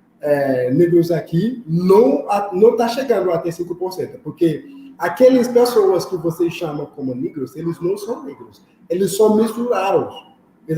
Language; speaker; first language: Portuguese; non-native, learner; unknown